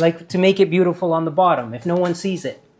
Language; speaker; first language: English; early bilingual, heritage; English